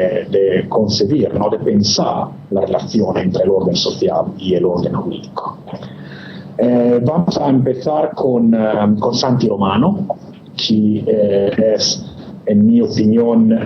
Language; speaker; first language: Spanish; non-native, fluent; Italian